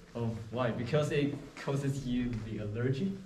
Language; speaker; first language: English; non-native, learner; Chinese